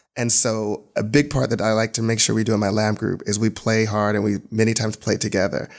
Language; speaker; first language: English; native; English